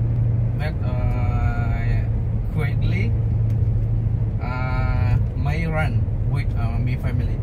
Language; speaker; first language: English; non-native, learner; Indonesian